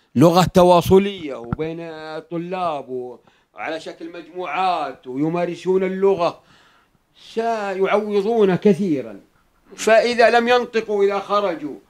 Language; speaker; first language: Arabic; native; Arabic